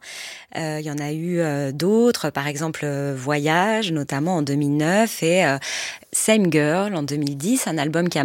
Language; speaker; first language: French; native; French